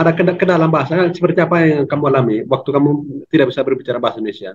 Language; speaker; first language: Indonesian; native; Indonesian